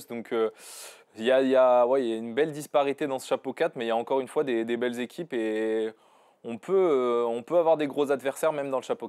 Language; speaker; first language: French; native; French